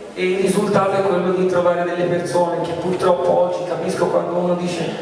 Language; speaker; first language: Italian; early bilingual, other home language; Arabic